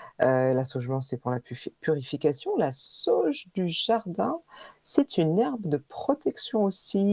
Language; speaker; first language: French; native; French